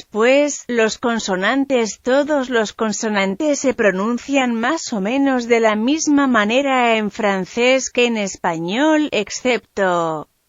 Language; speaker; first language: Spanish; non-native, fluent; French